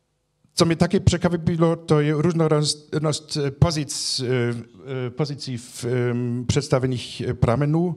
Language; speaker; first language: Czech; non-native, fluent; German